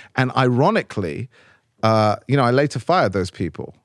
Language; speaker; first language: English; native; English